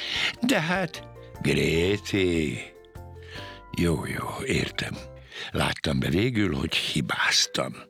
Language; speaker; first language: Hungarian; native; Hungarian